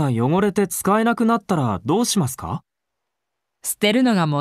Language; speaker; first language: Japanese; non-native, learner; Filipino